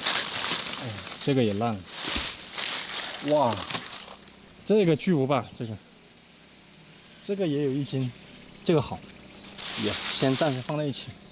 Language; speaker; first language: Chinese; native; Chinese